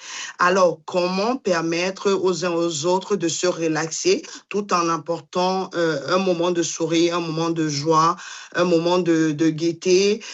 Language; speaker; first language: French; non-native, local second language; Duala